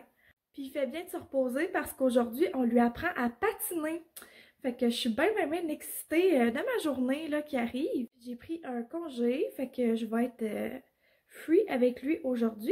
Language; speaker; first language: French; native; French